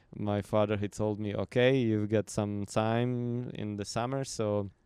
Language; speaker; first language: English; non-native, fluent; Slovak